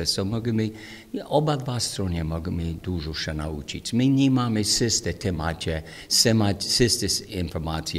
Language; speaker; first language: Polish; non-native, learner; English